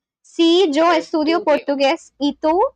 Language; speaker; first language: Spanish; non-native, learner; Bangla